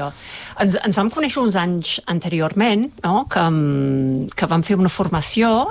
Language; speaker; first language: Catalan; non-native, fluent; English